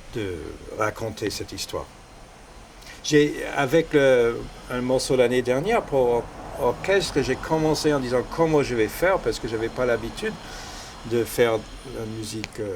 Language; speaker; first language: French; non-native, fluent; English